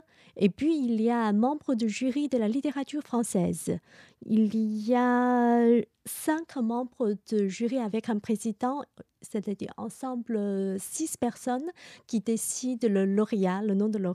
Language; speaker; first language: French; non-native, fluent; Chinese